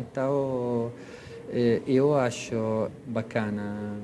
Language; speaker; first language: Portuguese; non-native, fluent; Italian